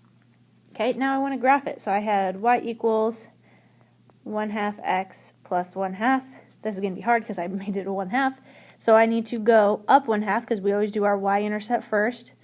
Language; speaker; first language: English; native; English